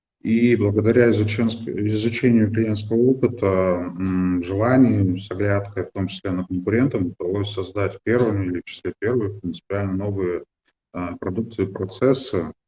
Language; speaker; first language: Russian; native; Russian